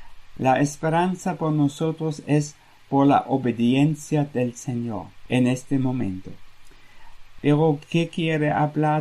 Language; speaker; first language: Spanish; non-native, fluent; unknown